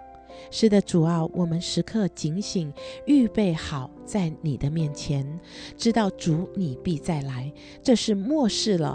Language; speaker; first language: Chinese; native; Chinese